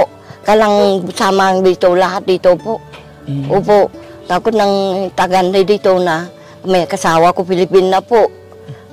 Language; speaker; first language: Filipino; non-native, learner; Vietnamese